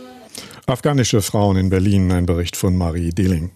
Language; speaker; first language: German; native; German